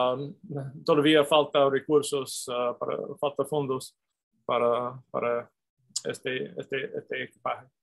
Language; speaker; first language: Spanish; non-native, fluent; English